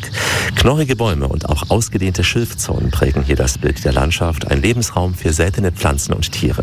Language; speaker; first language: German; native; German